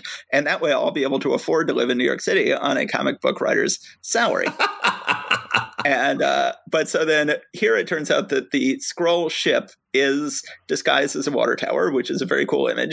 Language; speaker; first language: English; native; English